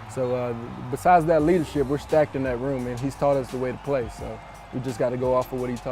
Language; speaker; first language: English; native; English